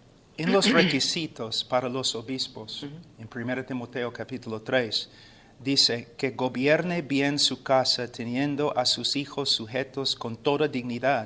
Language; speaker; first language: Spanish; non-native, fluent; English